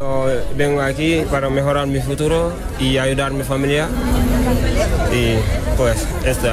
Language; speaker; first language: Spanish; non-native, learner; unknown